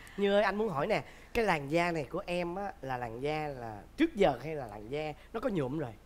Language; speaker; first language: Vietnamese; native; Vietnamese